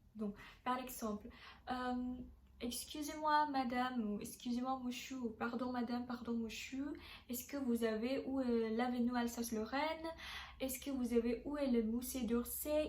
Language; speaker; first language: French; non-native, learner; Indonesian